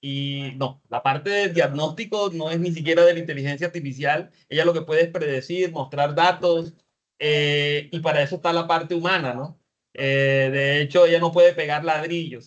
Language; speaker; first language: Spanish; native; Spanish